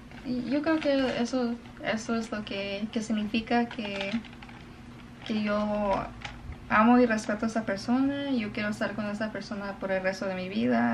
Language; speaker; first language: Spanish; early bilingual, other home language; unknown